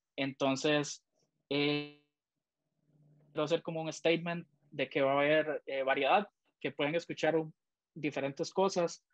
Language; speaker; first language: Spanish; native; Spanish